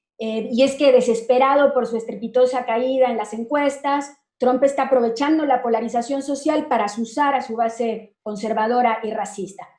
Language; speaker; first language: Spanish; native; Spanish